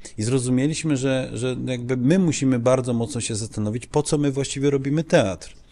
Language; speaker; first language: Polish; early bilingual, heritage; Polish